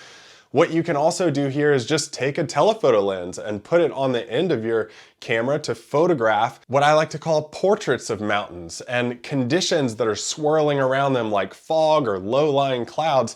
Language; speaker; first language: English; native; English